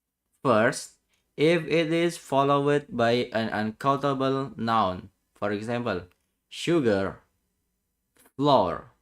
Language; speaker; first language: English; non-native, learner; Indonesian